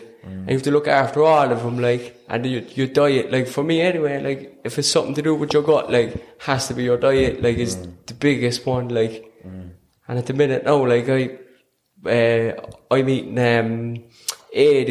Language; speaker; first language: English; native; English